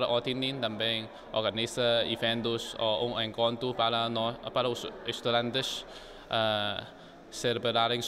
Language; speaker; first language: Portuguese; non-native, local second language; Chinese